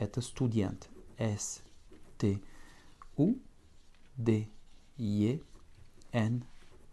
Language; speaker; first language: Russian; non-native, fluent; French